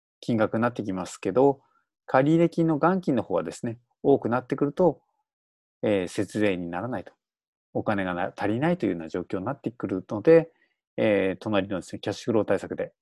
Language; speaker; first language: Japanese; native; Japanese